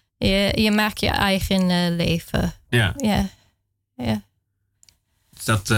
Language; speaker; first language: Dutch; non-native, fluent; English